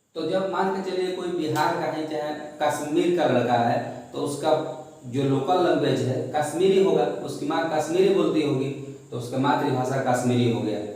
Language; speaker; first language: Hindi; non-native, local second language; Bhojpuri